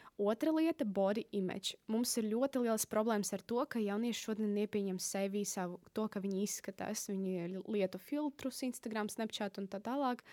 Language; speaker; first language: Latvian; non-native, local second language; Russian